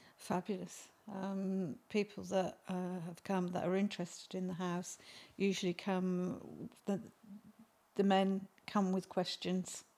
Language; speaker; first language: English; native; English